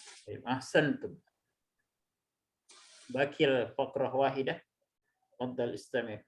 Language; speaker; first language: Arabic; non-native, fluent; Indonesian